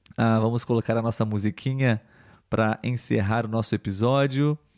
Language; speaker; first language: Portuguese; native; Portuguese